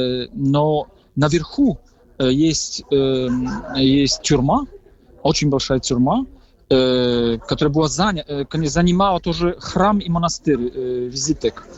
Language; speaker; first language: Russian; non-native, fluent; Polish